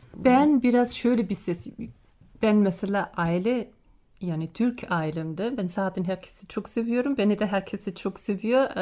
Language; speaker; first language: Turkish; non-native, fluent; German